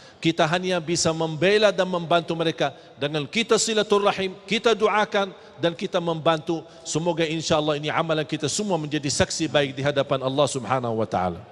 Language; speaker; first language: Malay; non-native, fluent; Arabic